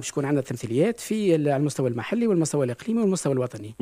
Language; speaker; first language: Arabic; native; Arabic